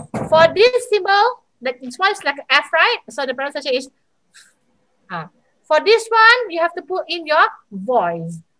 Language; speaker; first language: English; non-native, local second language; Malay